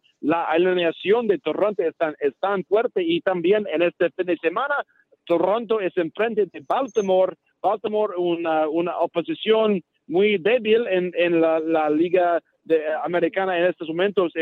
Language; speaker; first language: Spanish; non-native, learner; English